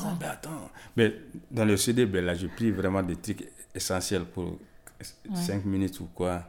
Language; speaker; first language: French; non-native, local second language; Bambara